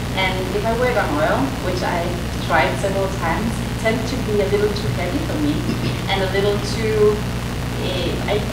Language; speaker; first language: English; non-native, fluent; Danish